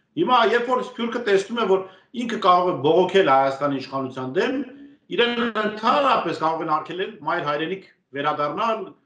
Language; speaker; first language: Armenian; native; Armenian